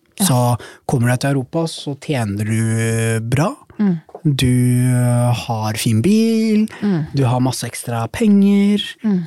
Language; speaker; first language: Norwegian; early bilingual, other home language; Somali